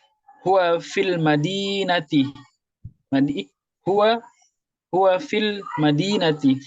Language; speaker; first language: Arabic; non-native, learner; Indonesian